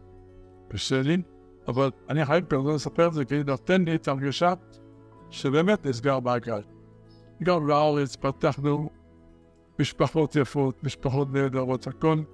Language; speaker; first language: Hebrew; early bilingual, other home language; Arabic